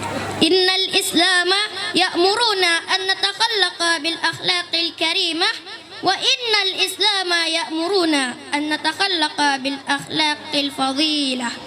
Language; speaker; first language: Arabic; non-native, learner; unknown